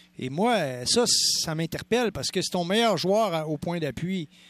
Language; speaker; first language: French; native; French